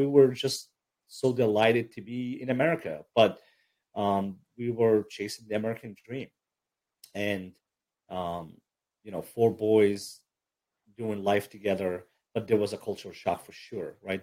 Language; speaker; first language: English; early bilingual, other home language; Arabic